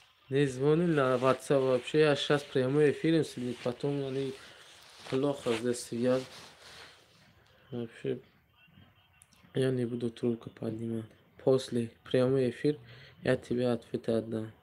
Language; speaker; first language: Russian; non-native, learner; Tajik